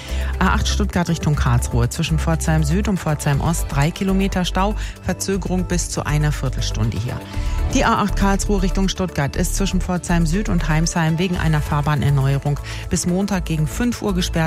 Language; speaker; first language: German; native; German